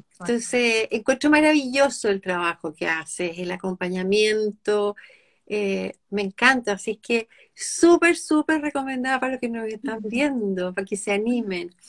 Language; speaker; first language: Spanish; native; Spanish